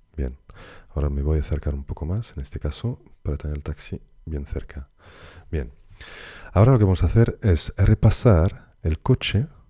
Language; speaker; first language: Spanish; native; Spanish